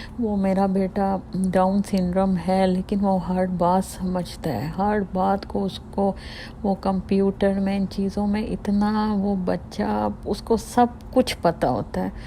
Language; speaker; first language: Urdu; native; Urdu